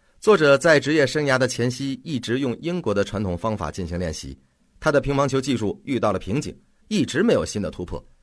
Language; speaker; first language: Chinese; native; Chinese